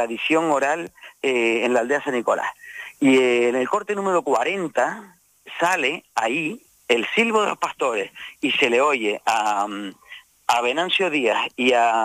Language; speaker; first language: Spanish; native; Spanish